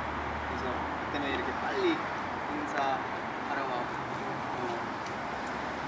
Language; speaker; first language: Korean; early bilingual, heritage; English